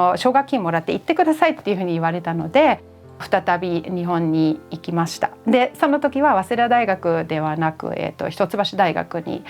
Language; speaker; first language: Japanese; non-native, fluent; German